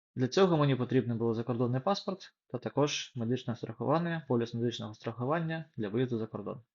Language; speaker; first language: Ukrainian; non-native, local second language; Russian